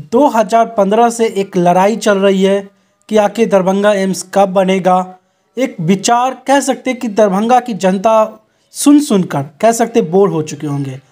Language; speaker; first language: Hindi; native; Hindi